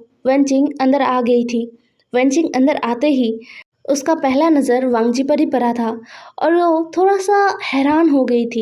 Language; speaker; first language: Hindi; non-native, local second language; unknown